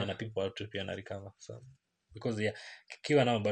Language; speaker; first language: English; non-native, local second language; Luo (Kenya and Tanzania)